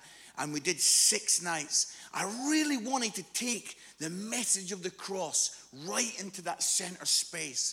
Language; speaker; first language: English; native; English